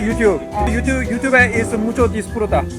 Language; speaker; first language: Spanish; non-native, learner; Korean